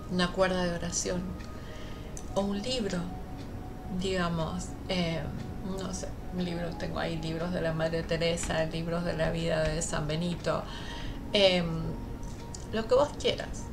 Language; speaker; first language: Spanish; native; Spanish